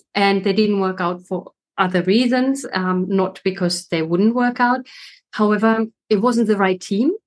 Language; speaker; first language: English; non-native, fluent; German